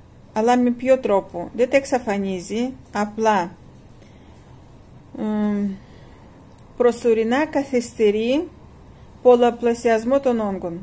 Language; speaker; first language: Greek; non-native, fluent; Russian